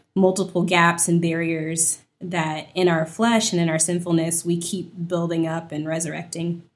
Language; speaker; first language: English; native; English